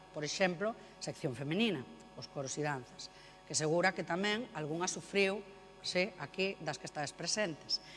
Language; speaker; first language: Galician; native; Galician